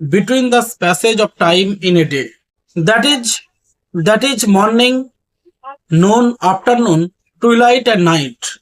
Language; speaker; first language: English; non-native, local second language; Bangla